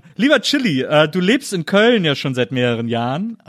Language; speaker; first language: German; native; German